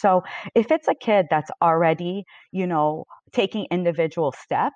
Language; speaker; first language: English; native; English